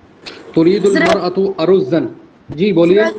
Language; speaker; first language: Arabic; non-native, fluent; Urdu